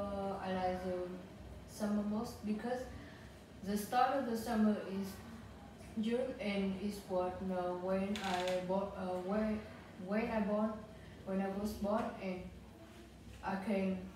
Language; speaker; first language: English; non-native, learner; Vietnamese